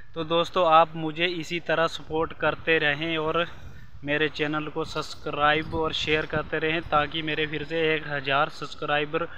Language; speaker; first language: Hindi; native; Hindi